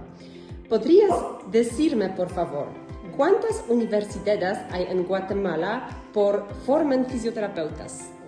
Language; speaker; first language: Spanish; non-native, learner; Polish